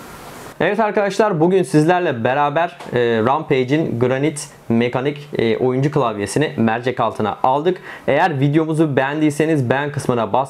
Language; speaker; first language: Turkish; native; Turkish